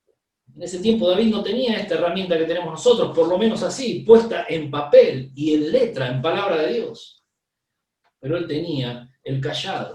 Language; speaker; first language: Spanish; native; Spanish